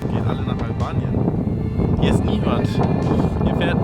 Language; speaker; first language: German; native; German